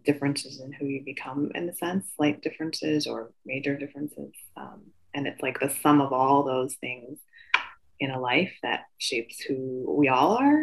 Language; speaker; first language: English; native; English